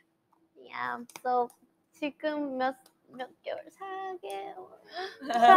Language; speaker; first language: Korean; non-native, fluent; Thai